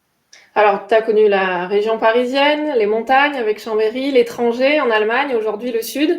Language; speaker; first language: French; native; French